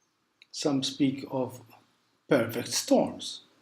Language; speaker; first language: English; non-native, local second language; Maltese